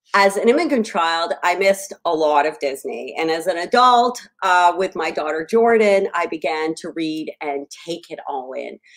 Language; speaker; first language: English; native; English